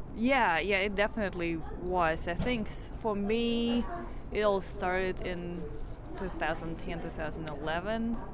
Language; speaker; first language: English; non-native, fluent; Russian